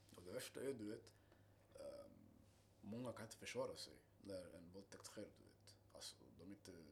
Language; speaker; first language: Swedish; early bilingual, other home language; Arabic